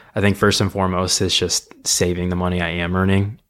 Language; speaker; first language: English; native; English